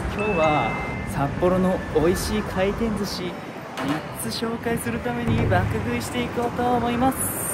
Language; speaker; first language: Japanese; native; Japanese